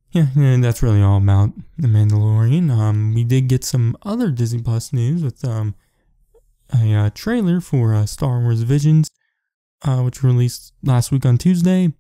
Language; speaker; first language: English; native; English